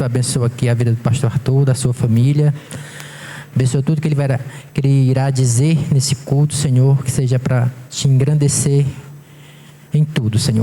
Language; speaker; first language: Portuguese; native; Portuguese